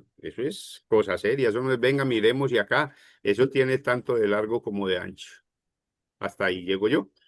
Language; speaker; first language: Spanish; native; Spanish